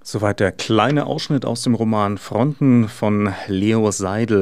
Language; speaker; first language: German; native; German